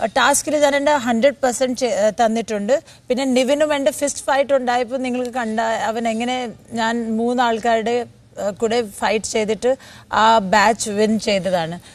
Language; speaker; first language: Malayalam; early bilingual, heritage; Malayalam